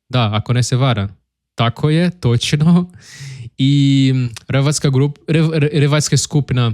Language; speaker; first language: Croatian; non-native, learner; Portuguese